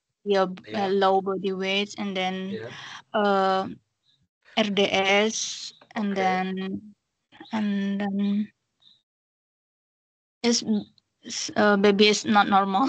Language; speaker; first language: English; non-native, learner; Indonesian